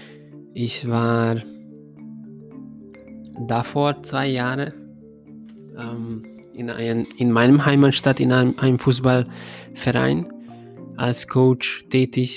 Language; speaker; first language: German; non-native, fluent; Hungarian